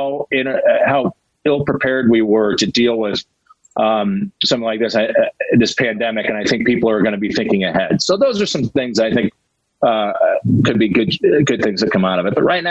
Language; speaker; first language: English; native; English